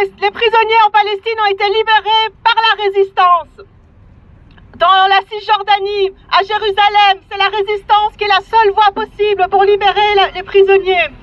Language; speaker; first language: French; native; French